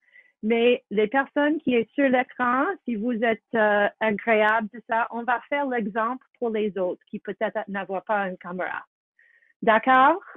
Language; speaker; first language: French; non-native, fluent; English